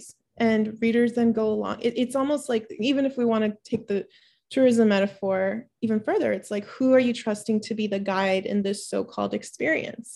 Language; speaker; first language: English; early bilingual, other home language; Spanish